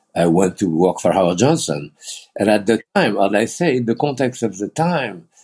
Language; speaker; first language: English; non-native, fluent; French